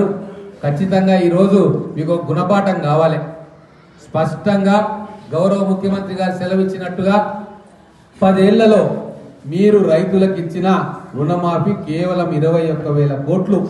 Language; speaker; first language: Telugu; native; Telugu